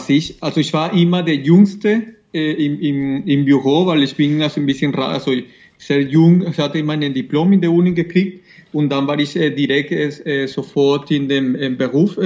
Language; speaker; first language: German; non-native, fluent; Spanish